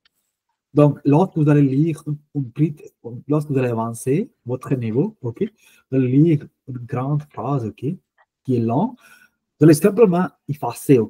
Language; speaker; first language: French; non-native, fluent; Hindi